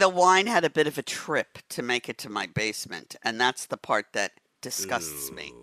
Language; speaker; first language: English; native; English